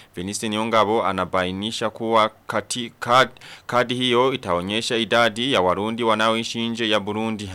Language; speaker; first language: Swahili; non-native, local second language; Rundi